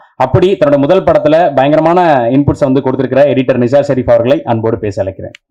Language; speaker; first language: Tamil; native; Tamil